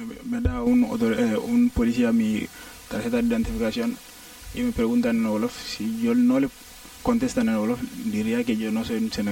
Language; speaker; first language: Spanish; non-native, learner; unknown